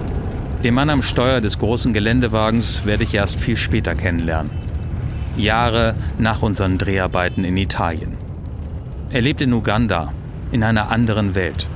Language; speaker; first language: German; native; German